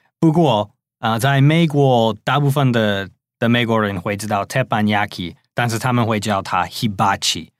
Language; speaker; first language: Chinese; non-native, fluent; English